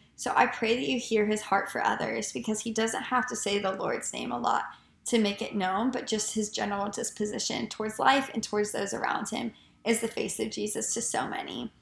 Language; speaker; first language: English; native; English